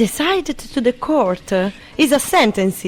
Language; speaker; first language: English; non-native, learner; Italian